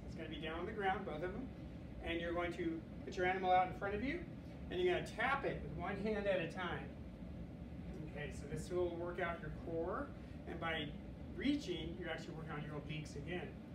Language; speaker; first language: English; native; English